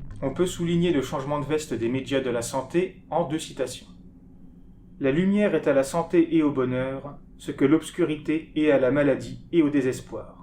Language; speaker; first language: French; native; French